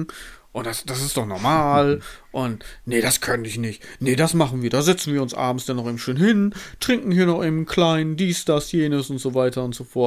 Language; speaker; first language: German; native; German